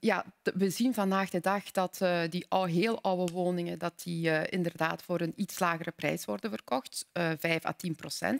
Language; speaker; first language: Dutch; native; Dutch